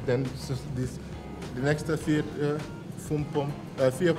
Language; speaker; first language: German; non-native, learner; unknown